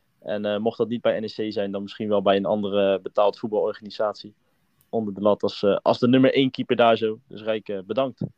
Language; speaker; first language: Dutch; native; Dutch